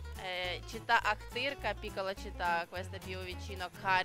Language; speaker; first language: Italian; non-native, learner; Ukrainian